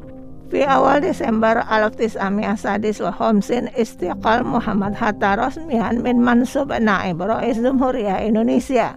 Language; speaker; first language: Arabic; non-native, fluent; Indonesian